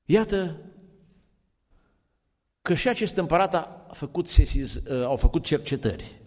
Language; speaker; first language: Romanian; native; Romanian